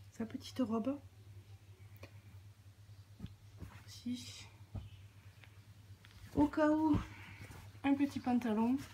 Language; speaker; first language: French; native; French